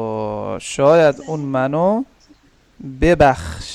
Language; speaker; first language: Persian; non-native, learner; Urdu